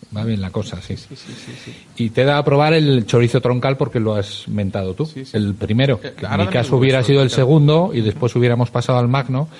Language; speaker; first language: Spanish; native; Spanish